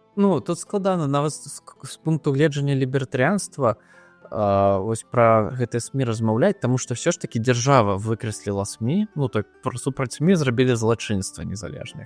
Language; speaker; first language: Belarusian; non-native, local second language; Russian